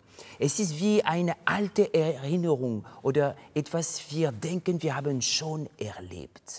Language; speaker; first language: German; non-native, fluent; French